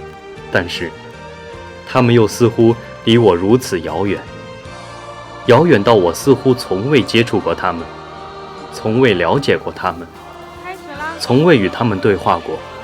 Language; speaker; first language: Chinese; native; Chinese